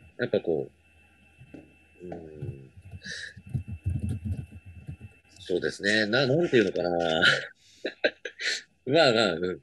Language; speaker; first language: Japanese; native; Japanese